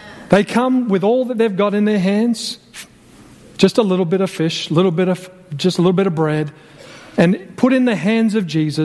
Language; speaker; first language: English; native; English